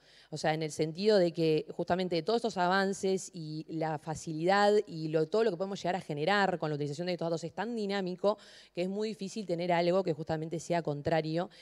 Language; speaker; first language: Spanish; native; Spanish